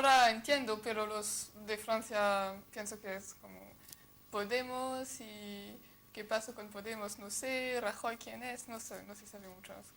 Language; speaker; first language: Spanish; non-native, fluent; French